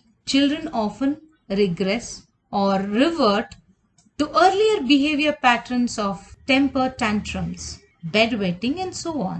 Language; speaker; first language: English; non-native, local second language; Kannada